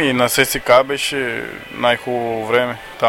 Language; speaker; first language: Bulgarian; non-native, learner; Portuguese